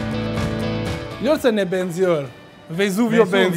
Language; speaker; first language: Turkish; non-native, learner; Italian